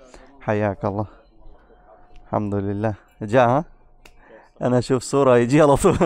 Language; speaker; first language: Arabic; non-native, learner; Bangla